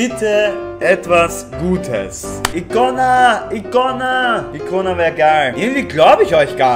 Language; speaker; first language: German; native; German